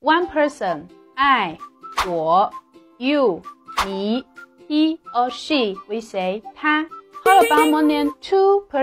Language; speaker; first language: English; non-native, fluent; Chinese